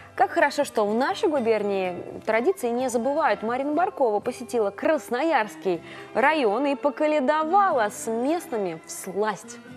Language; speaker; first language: Russian; native; Russian